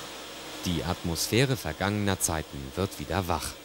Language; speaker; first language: German; native; German